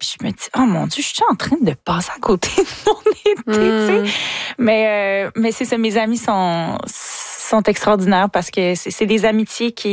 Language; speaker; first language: French; native; French